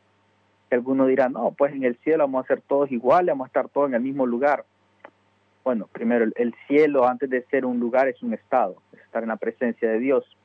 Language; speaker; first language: Spanish; native; Spanish